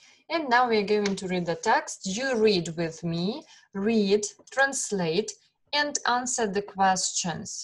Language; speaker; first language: English; non-native, fluent; Ukrainian